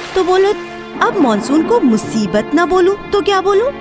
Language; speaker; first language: Hindi; native; Hindi